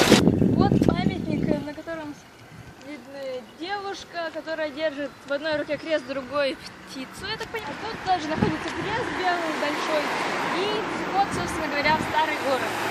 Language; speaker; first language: Russian; native; Russian